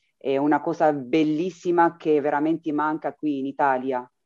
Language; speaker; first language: Italian; non-native, fluent; Arabic